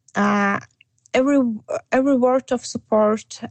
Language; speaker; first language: English; non-native, learner; Ukrainian